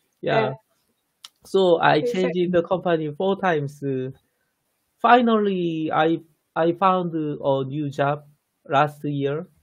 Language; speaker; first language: English; non-native, learner; Korean